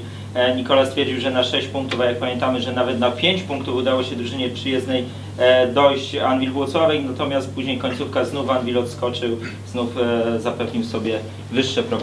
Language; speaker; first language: Polish; native; Polish